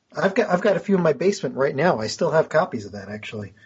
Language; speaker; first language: English; native; English